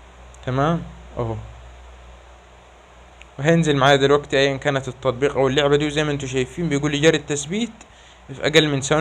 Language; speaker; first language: Arabic; native; Arabic